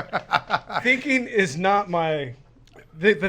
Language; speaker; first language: English; native; English